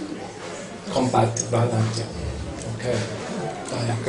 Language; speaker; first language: Italian; non-native, learner; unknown